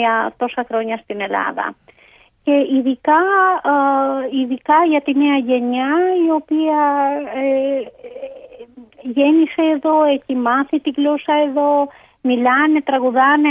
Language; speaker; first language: Greek; non-native, fluent; Albanian